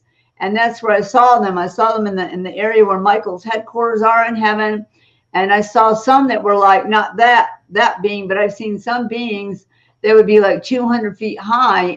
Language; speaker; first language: English; native; English